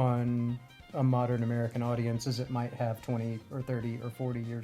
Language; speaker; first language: English; native; English